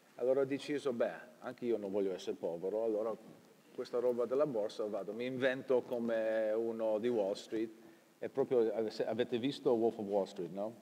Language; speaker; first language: Italian; early bilingual, heritage; Italian